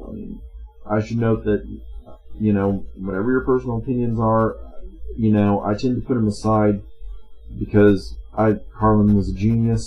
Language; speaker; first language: English; native; English